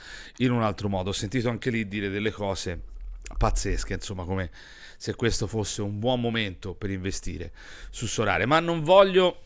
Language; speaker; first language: Italian; native; Italian